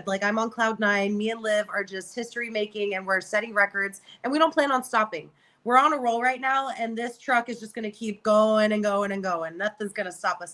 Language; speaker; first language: English; native; English